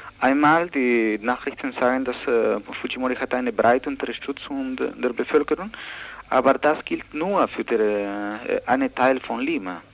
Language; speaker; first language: German; non-native, learner; Spanish